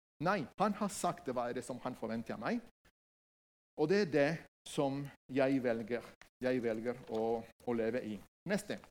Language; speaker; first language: Norwegian; non-native, fluent; Spanish